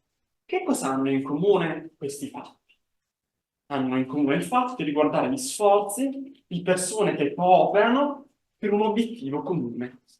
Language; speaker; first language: Italian; native; Italian